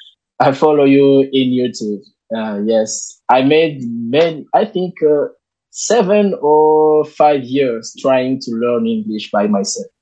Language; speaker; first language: English; non-native, learner; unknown